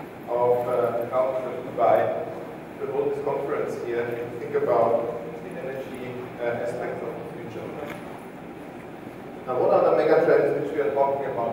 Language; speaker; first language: English; non-native, fluent; German